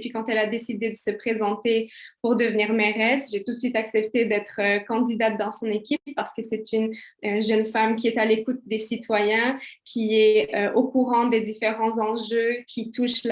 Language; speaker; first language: French; early bilingual, other home language; Kabyle